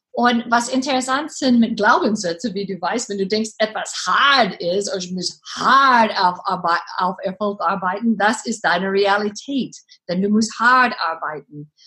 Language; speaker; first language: German; non-native, learner; English